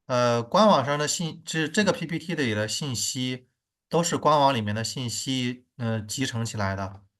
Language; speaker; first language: Chinese; native; Chinese